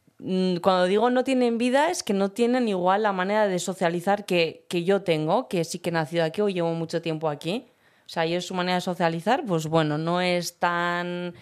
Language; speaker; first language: Spanish; early bilingual, other home language; Berber languages